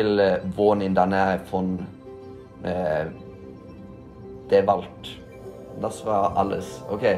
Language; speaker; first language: German; non-native, learner; Norwegian